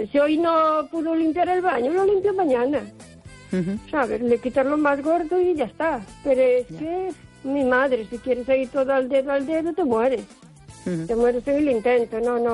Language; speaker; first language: Spanish; native; Spanish